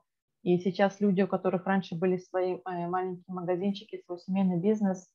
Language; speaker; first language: Russian; native; Russian